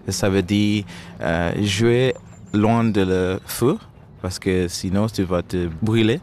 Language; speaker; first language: French; non-native, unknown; Shona